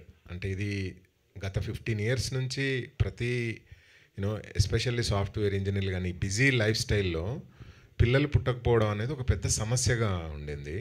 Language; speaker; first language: Telugu; native; Telugu